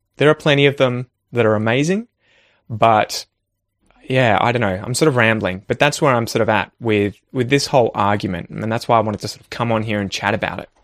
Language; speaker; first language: English; native; English